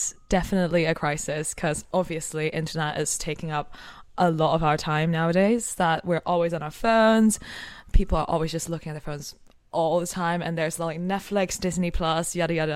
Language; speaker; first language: English; non-native, local second language; Cantonese